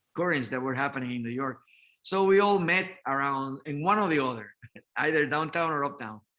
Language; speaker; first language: English; non-native, fluent; Spanish